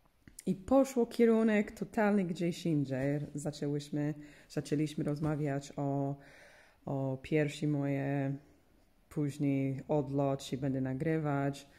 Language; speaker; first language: Polish; non-native, fluent; English